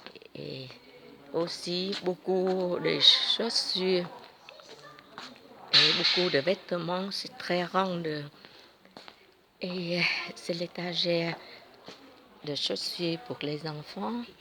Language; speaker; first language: French; non-native, learner; Vietnamese